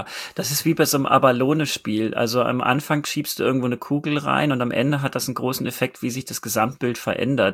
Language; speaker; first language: German; native; German